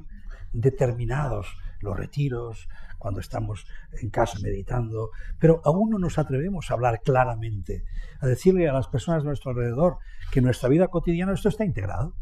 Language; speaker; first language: Spanish; native; Spanish